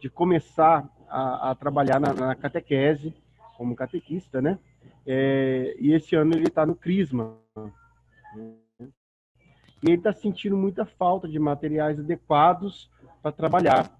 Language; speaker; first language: Portuguese; native; Portuguese